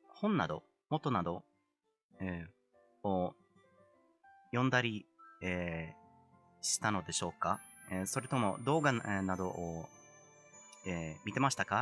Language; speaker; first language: Japanese; non-native, fluent; English